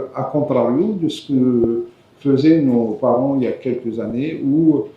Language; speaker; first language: French; non-native, local second language; Arabic